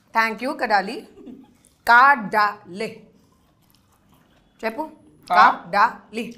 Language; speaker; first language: Telugu; non-native, local second language; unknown